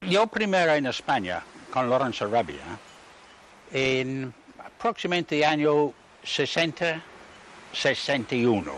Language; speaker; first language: Spanish; non-native, learner; English